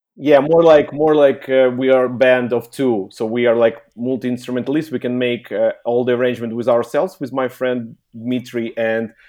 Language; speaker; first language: English; non-native, learner; Ukrainian